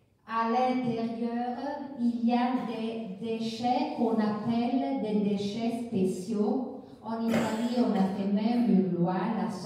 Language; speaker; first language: French; non-native, fluent; Italian